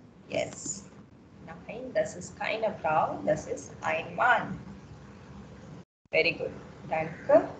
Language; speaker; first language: German; non-native, fluent; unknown